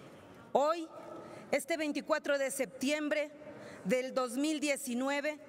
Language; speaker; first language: Spanish; native; Spanish